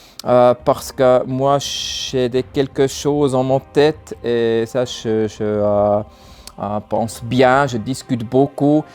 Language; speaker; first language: French; non-native, learner; German